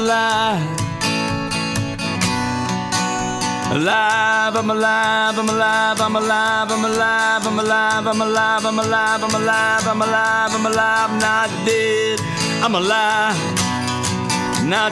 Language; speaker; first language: English; native; English